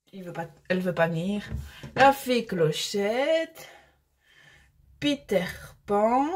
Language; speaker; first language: French; native; French